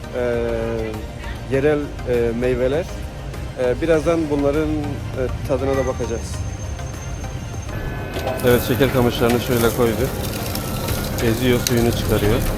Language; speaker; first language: Turkish; native; Turkish